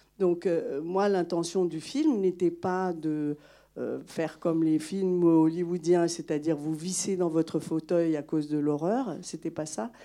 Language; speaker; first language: French; non-native, local second language; Malagasy